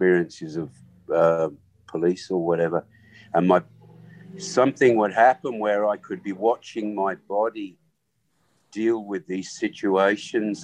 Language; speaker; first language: English; non-native, local second language; Swahili